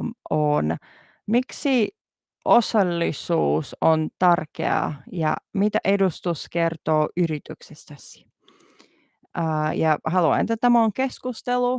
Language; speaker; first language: Finnish; non-native, learner; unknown